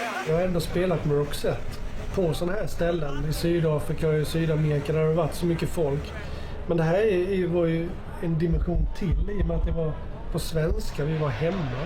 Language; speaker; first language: Swedish; native; Swedish